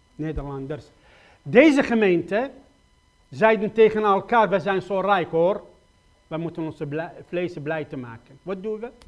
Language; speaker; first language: Dutch; non-native, fluent; Kurdish